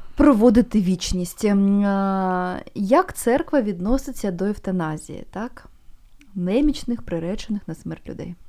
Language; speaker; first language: Ukrainian; native; Ukrainian